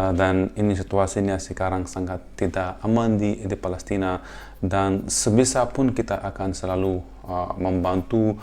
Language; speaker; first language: Indonesian; non-native, fluent; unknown